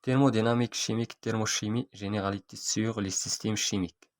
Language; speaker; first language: French; non-native, local second language; Arabic